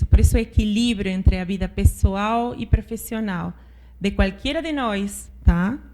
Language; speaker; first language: Portuguese; non-native, fluent; Spanish